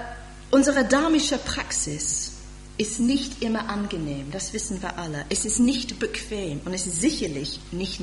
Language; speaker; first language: German; non-native, fluent; English